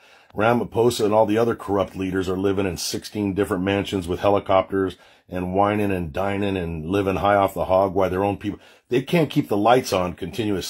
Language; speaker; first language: English; native; English